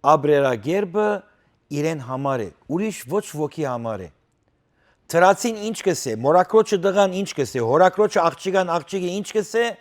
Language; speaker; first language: Armenian; early bilingual, heritage; Armenian